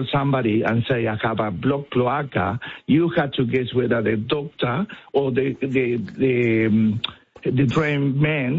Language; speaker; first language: English; non-native, fluent; Spanish